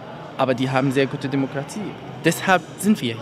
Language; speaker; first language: German; non-native, learner; Arabic